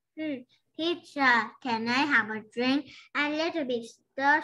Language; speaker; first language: English; non-native, learner; Vietnamese